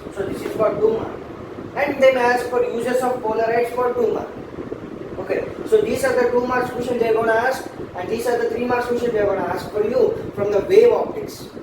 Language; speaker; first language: English; non-native, local second language; Kannada